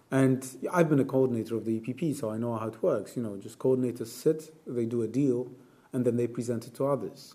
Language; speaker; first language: English; non-native, fluent; Polish